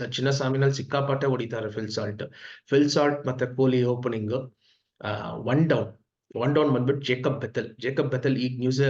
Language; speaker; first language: Kannada; non-native, local second language; Tamil